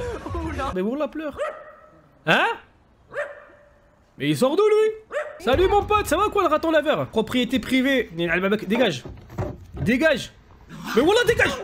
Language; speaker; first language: French; native; French